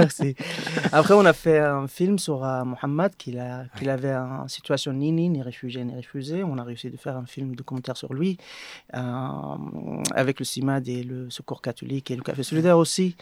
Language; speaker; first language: French; non-native, learner; Arabic